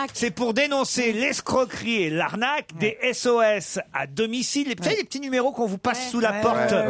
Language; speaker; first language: French; native; French